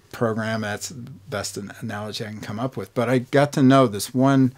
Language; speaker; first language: English; native; English